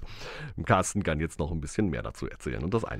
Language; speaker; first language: German; native; German